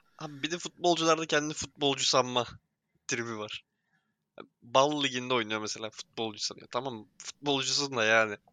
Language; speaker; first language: Turkish; native; Turkish